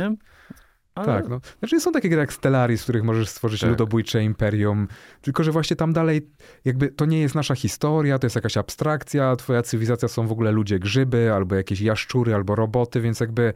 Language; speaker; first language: Polish; native; Polish